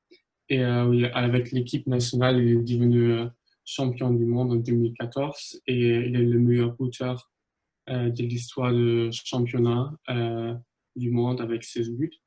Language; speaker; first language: French; non-native, fluent; German